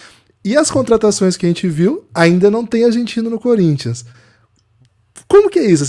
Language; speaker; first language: Portuguese; native; Portuguese